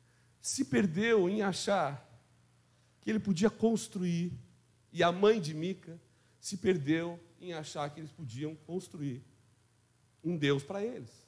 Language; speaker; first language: Portuguese; native; Portuguese